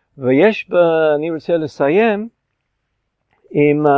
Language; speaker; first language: Hebrew; non-native, fluent; English